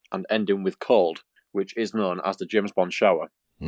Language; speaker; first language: English; native; English